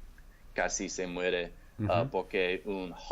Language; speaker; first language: Spanish; non-native, learner; English